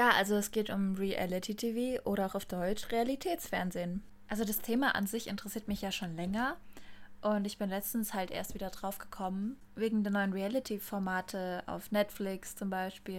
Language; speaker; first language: German; native; German